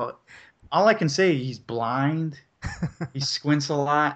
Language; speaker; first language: English; native; English